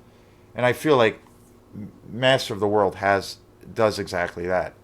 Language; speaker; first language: English; native; English